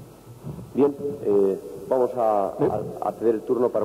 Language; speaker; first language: Spanish; native; Spanish